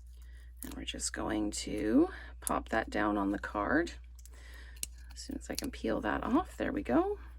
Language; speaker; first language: English; native; English